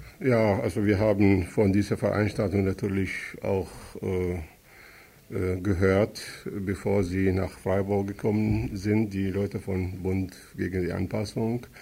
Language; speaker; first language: German; non-native, fluent; Arabic